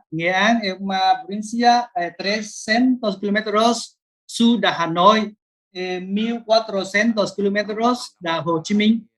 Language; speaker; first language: Spanish; non-native, learner; Vietnamese